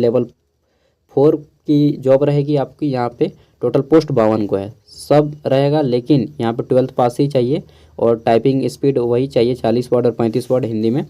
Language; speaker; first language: Hindi; native; Hindi